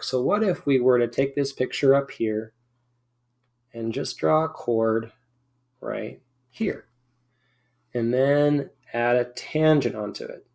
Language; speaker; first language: English; native; English